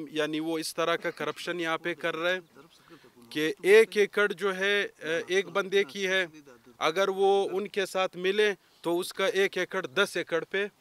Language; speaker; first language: Urdu; non-native, local second language; Pashto